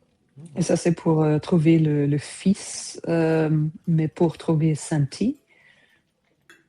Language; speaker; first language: French; non-native, fluent; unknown